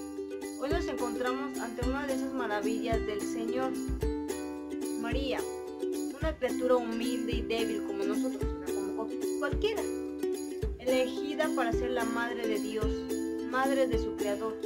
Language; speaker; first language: Spanish; native; Spanish